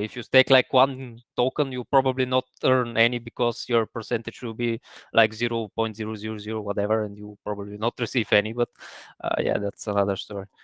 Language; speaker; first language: English; non-native, fluent; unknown